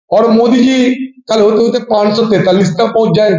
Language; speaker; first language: Hindi; non-native, local second language; Bangla